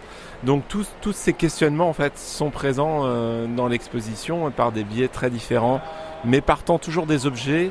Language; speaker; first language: French; native; French